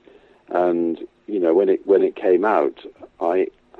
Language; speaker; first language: English; native; English